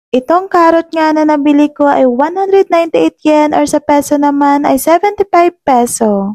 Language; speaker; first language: Filipino; native; Filipino